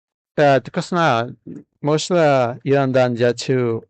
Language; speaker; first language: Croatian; non-native, learner; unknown